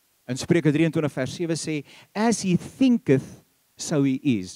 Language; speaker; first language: English; non-native, local second language; Afrikaans